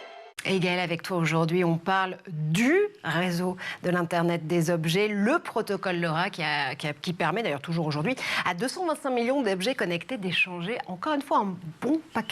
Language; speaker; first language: French; native; French